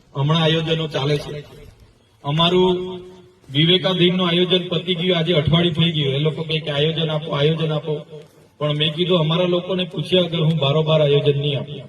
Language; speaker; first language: Gujarati; non-native, local second language; Vasavi